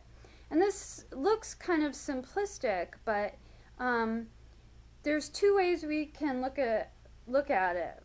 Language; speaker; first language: English; native; English